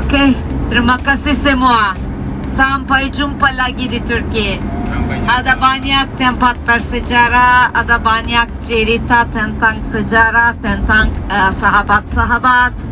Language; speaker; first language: Indonesian; non-native, fluent; Turkish